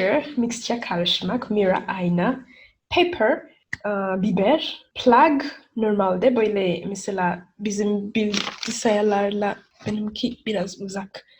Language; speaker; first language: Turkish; non-native, learner; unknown